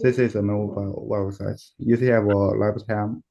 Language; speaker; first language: English; non-native, learner; Chinese